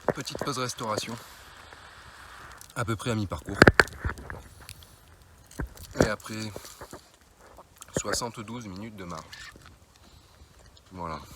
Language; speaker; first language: French; native; French